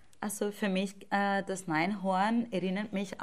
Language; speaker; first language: German; non-native, fluent; Portuguese